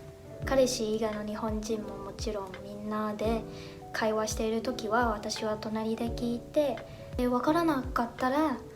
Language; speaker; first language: Japanese; non-native, fluent; Chinese